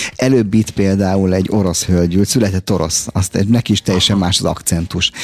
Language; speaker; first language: Hungarian; native; Hungarian